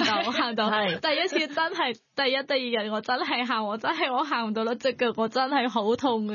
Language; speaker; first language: Cantonese; non-native, fluent; Thai